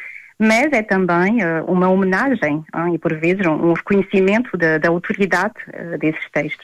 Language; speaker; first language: Portuguese; native; Portuguese